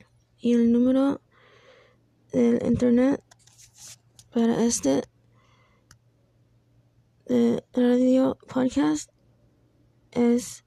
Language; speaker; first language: Spanish; non-native, learner; English